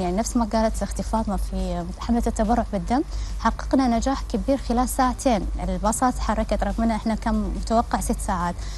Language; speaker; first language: Arabic; native; Arabic